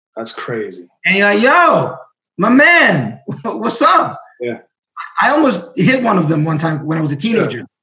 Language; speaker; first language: English; non-native, fluent; Greek